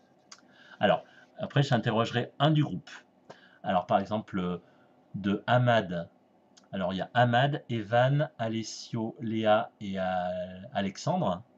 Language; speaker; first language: French; native; French